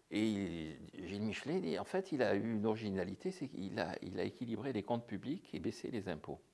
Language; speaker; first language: French; native; French